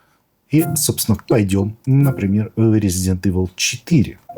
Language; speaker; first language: Russian; native; Russian